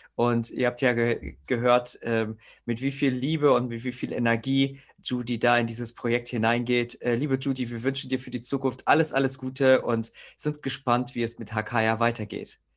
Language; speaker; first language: German; native; German